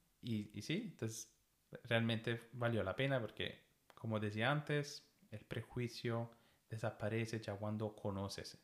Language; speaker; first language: Spanish; non-native, fluent; Italian